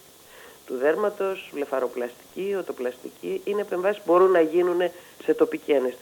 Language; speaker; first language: Greek; native; Greek